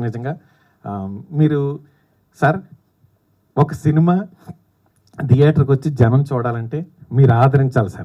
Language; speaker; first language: Telugu; native; Telugu